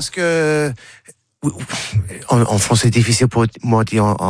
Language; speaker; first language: French; non-native, learner; English